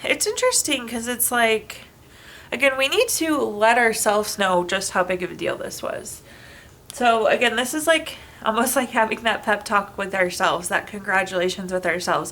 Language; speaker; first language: English; native; English